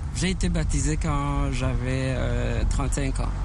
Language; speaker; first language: French; non-native, local second language; Kinyarwanda